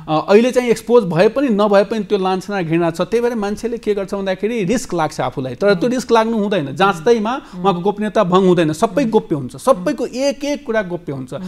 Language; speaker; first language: Nepali; non-native, local second language; Maithili